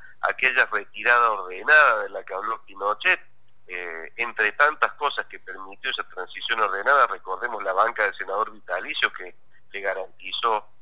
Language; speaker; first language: Spanish; native; Spanish